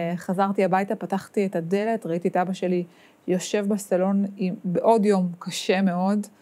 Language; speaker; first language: Hebrew; native; Hebrew